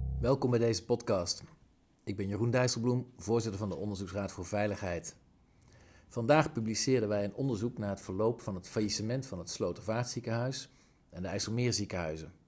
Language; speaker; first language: Dutch; native; Dutch